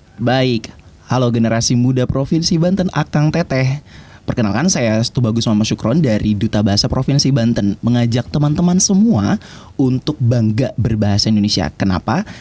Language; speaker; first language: Indonesian; non-native, local second language; Javanese